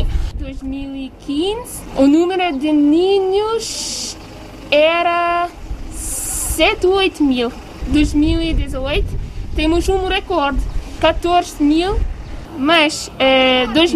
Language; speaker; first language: Portuguese; non-native, learner; English